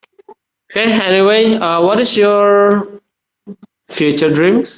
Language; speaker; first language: English; non-native, learner; Indonesian